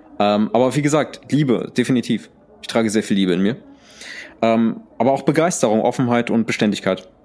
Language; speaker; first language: German; early bilingual, other home language; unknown